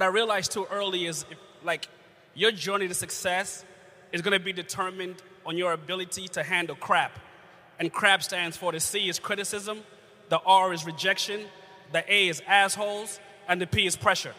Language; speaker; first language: English; non-native, local second language; Ganda